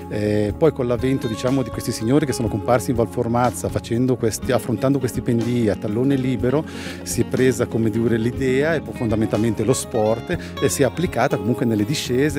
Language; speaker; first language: Italian; native; Italian